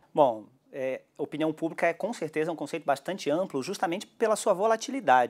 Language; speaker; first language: Portuguese; native; Portuguese